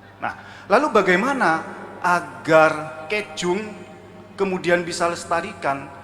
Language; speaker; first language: Indonesian; non-native, local second language; Madurese